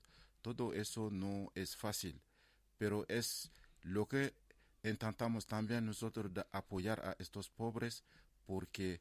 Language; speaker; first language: Spanish; non-native, fluent; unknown